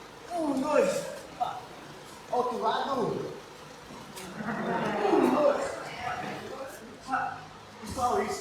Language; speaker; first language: Portuguese; non-native, learner; English